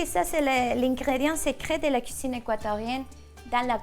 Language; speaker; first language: French; non-native, fluent; Spanish